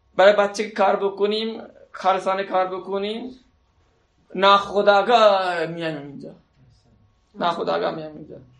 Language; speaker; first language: Persian; non-native, local second language; Baluchi